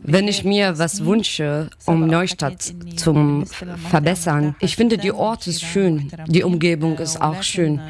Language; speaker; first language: German; non-native, learner; Arabic